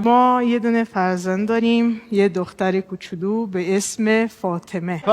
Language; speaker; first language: Persian; non-native, fluent; Portuguese